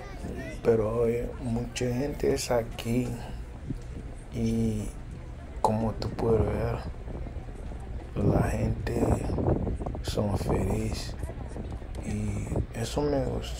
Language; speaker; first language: Spanish; early bilingual, heritage; English